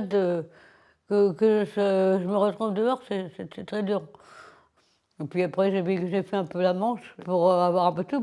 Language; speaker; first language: French; native; French